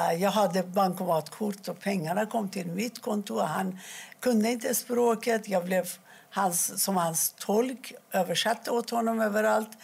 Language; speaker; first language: Swedish; non-native, fluent; Persian